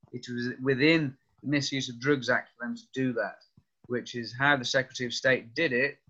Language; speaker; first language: English; native; English